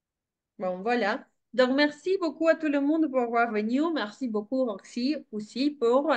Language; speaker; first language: French; non-native, fluent; Spanish